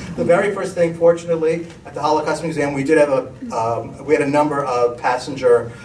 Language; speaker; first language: English; native; English